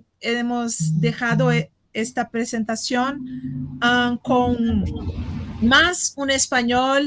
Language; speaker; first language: Spanish; non-native, fluent; Portuguese